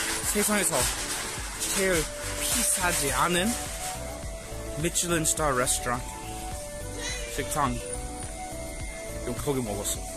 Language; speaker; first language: Korean; non-native, fluent; English